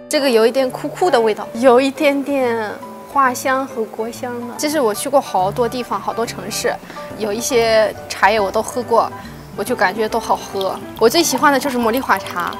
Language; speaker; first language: Chinese; non-native, fluent; Arabic